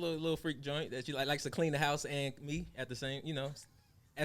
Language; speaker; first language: English; native; English